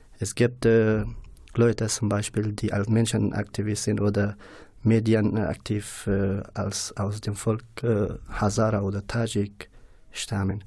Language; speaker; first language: German; non-native, fluent; Persian